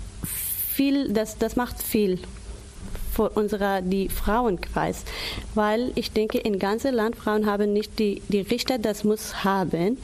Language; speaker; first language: German; non-native, learner; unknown